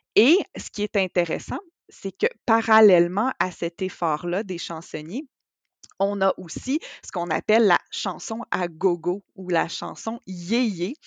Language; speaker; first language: French; native; French